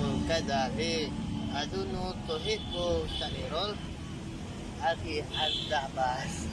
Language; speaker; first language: Arabic; non-native, learner; Indonesian